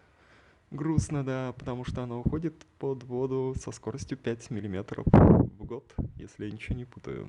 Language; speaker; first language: Russian; native; Russian